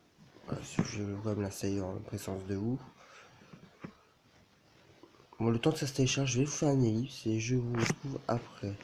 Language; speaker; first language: French; native; French